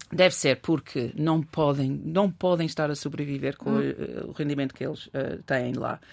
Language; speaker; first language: Portuguese; non-native, fluent; English